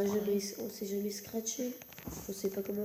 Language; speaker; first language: French; native; French